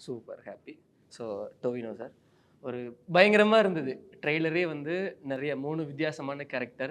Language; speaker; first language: Tamil; native; Tamil